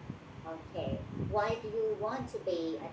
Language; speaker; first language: English; non-native, fluent; Thai